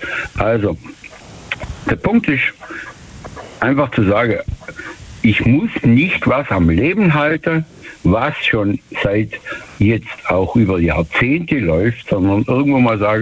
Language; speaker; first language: German; native; German